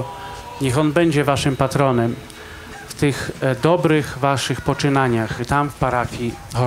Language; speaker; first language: Polish; native; Polish